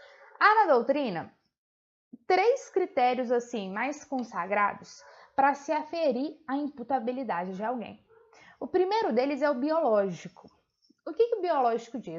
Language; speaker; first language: Portuguese; native; Portuguese